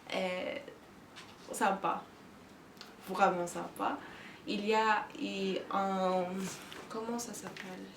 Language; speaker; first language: French; non-native, learner; Turkish